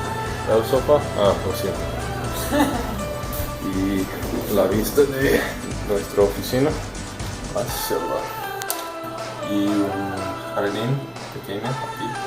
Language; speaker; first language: Spanish; non-native, learner; English